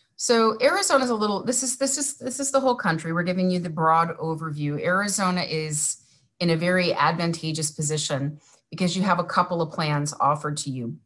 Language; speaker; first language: English; native; English